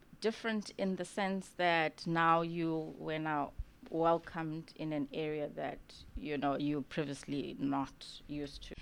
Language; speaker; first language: English; non-native, local second language; Xhosa